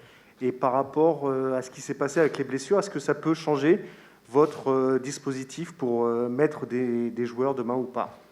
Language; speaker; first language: French; native; French